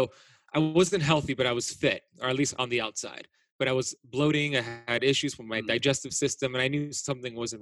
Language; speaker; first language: English; native; English